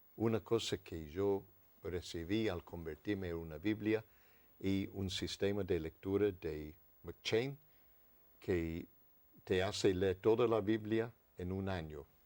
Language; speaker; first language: Spanish; non-native, fluent; English